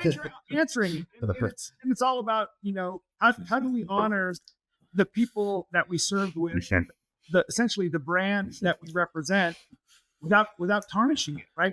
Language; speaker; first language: English; native; English